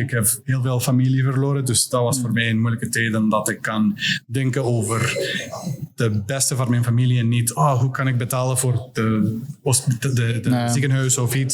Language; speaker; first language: Dutch; non-native, learner; English